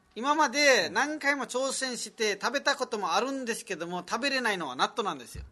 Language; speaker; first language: Japanese; non-native, fluent; Nepali